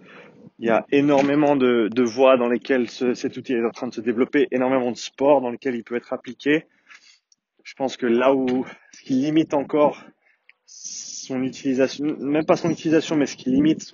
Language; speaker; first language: French; native; French